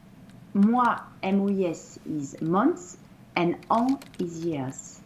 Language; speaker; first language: English; non-native, fluent; French